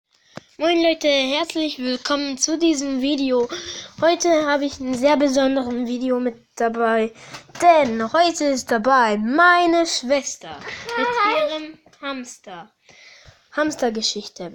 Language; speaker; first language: German; early bilingual, other home language; Hungarian